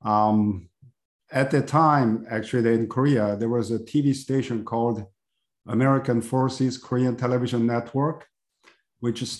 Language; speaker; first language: English; non-native, fluent; Korean